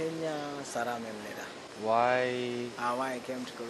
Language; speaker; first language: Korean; non-native, learner; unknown